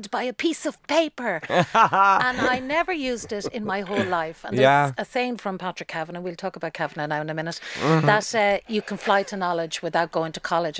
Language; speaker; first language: English; native; English